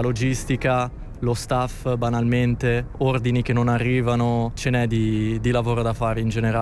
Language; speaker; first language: Italian; native; Italian